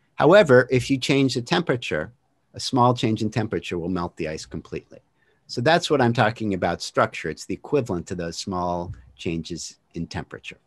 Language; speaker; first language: English; native; English